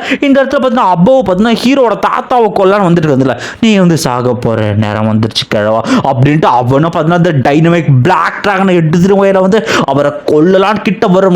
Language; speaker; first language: Tamil; native; Tamil